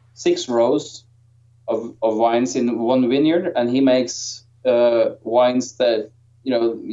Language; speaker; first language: English; non-native, fluent; Norwegian